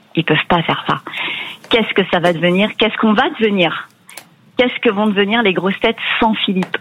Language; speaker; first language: French; native; French